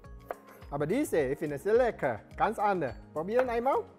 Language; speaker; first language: German; non-native, learner; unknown